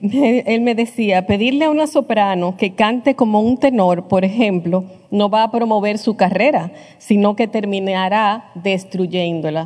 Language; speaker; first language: Spanish; native; Spanish